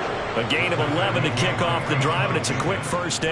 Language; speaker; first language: English; native; English